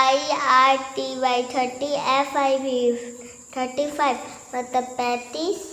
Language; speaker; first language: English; non-native, learner; Hindi